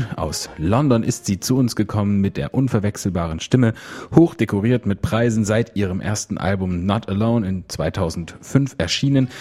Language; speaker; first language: German; native; German